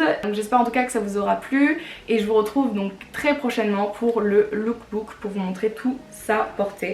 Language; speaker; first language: French; native; French